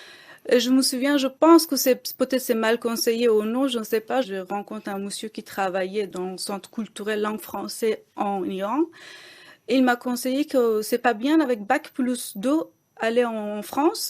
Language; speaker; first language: French; non-native, fluent; Persian